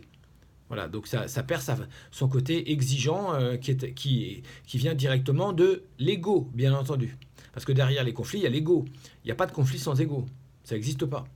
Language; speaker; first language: French; native; French